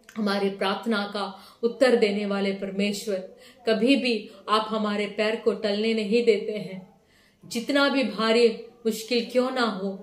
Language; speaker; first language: Hindi; non-native, local second language; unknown